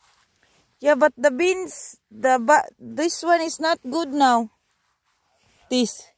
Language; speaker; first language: English; non-native, learner; Cebuano